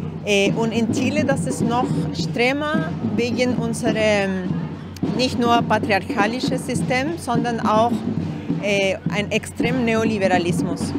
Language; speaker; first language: German; non-native, learner; Spanish